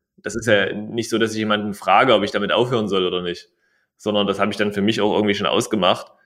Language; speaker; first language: German; native; German